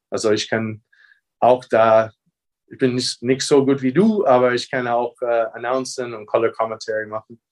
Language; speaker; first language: German; non-native, fluent; English